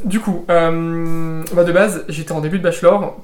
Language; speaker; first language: French; native; French